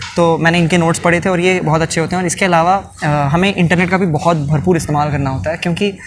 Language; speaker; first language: Hindi; non-native, local second language; Urdu